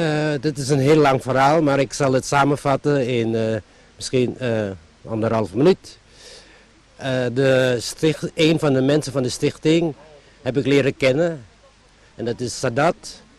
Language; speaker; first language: Dutch; non-native, fluent; Turkish